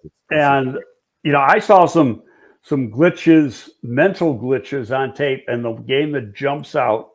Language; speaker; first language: English; native; English